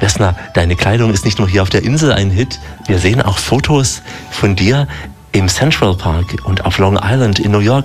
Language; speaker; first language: German; native; German